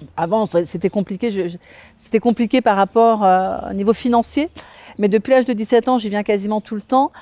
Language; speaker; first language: French; native; French